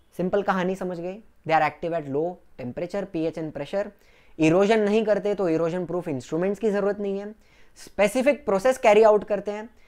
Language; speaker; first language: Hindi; non-native, local second language; Gujarati